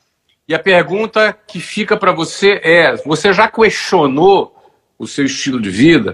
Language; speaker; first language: Portuguese; native; Portuguese